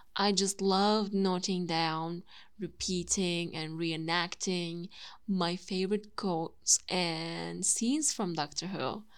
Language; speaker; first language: English; non-native, fluent; Turkish